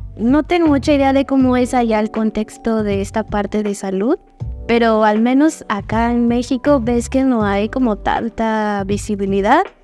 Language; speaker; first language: Spanish; native; Spanish